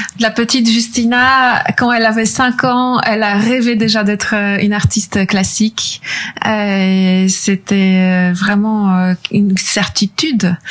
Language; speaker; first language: French; non-native, fluent; Polish